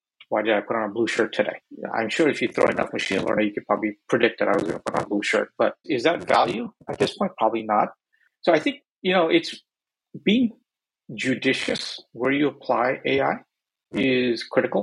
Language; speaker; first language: English; native; English